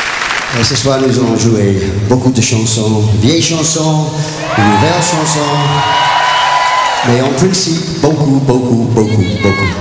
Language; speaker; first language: French; non-native, learner; English